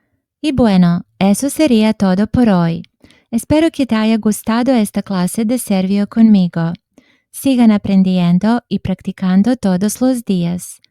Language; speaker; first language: Spanish; non-native, fluent; Serbian